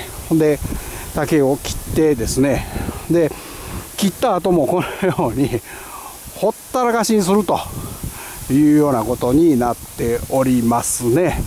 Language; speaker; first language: Japanese; native; Japanese